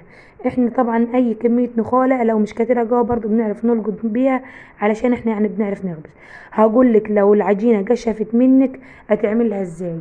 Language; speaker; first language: Arabic; native; Arabic